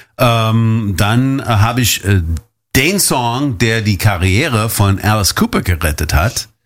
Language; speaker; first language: German; non-native, fluent; English